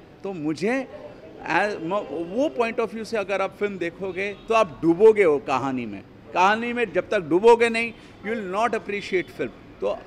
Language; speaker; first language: Hindi; native; Hindi